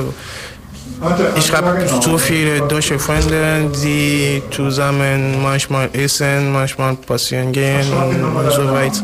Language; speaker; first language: German; non-native, fluent; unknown